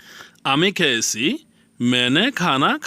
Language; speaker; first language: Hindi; non-native, learner; Bangla